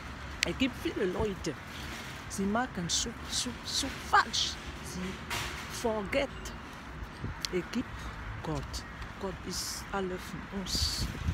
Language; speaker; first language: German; non-native, learner; French